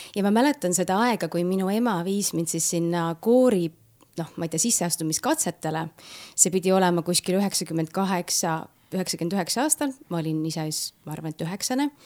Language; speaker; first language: Estonian; native; Estonian